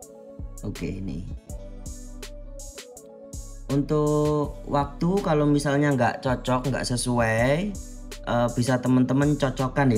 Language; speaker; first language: Indonesian; native; Indonesian